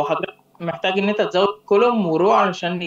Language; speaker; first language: Arabic; native; Arabic